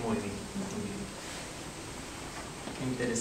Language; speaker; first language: Spanish; non-native, fluent; English